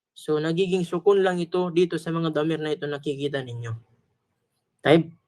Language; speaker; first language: Filipino; native; Filipino